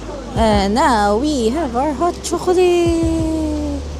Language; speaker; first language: English; non-native, local second language; Filipino